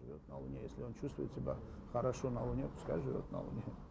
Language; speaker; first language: Russian; non-native, local second language; Armenian